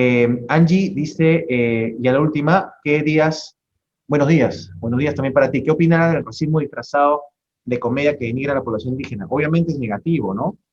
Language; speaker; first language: Spanish; native; Spanish